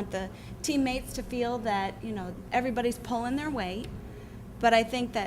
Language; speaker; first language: English; native; English